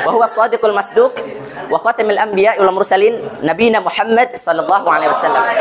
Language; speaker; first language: Arabic; non-native, learner; Indonesian